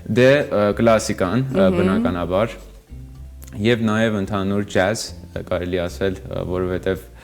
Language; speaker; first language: Armenian; early bilingual, heritage; Armenian